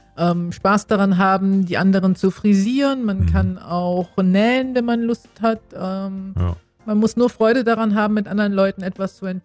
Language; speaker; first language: German; native; German